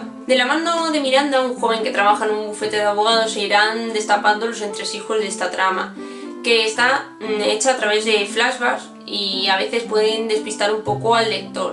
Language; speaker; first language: Spanish; native; Spanish